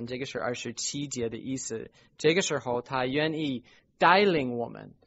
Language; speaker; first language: Chinese; non-native, fluent; English